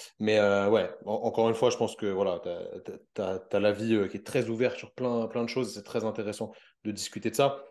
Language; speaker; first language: French; native; French